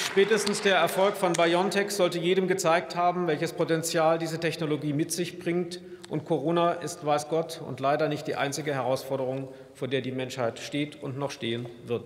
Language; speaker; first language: German; native; German